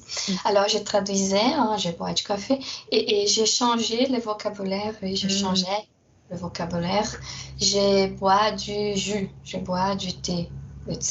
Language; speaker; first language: French; non-native, fluent; Portuguese